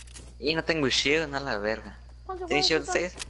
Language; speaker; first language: Spanish; early bilingual, heritage; Spanish